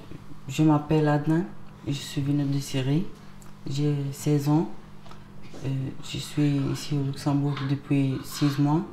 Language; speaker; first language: French; non-native, learner; Arabic